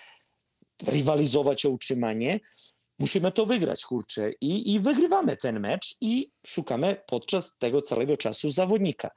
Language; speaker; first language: Polish; non-native, fluent; Serbian